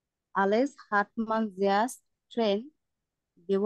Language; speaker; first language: German; non-native, learner; Bangla